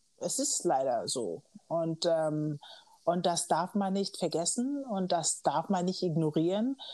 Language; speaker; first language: German; early bilingual, other home language; Akan